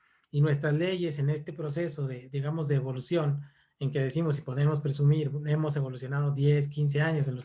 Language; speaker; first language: Spanish; native; Spanish